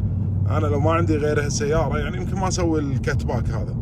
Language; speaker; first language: Arabic; native; Arabic